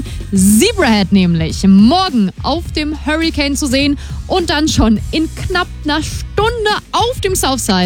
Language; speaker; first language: German; native; German